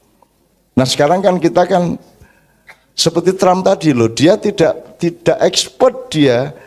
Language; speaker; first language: Indonesian; non-native, local second language; Javanese